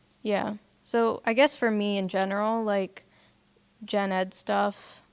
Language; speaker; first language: English; native; English